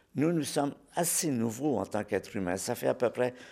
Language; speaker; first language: French; native; French